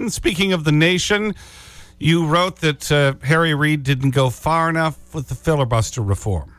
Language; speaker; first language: English; native; English